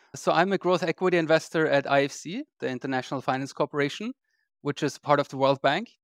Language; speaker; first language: English; non-native, fluent; German